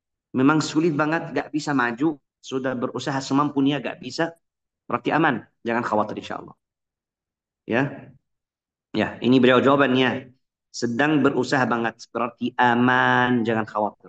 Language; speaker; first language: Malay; non-native, fluent; Arabic